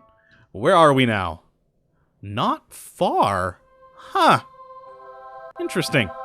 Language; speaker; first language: English; native; English